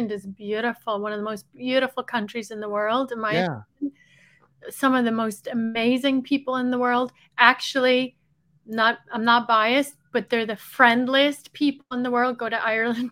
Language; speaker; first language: English; native; English